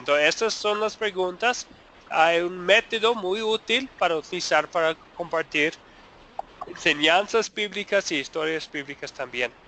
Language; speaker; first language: Spanish; non-native, fluent; English